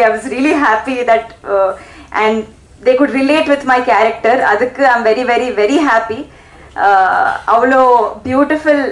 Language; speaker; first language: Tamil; non-native, learner; Telugu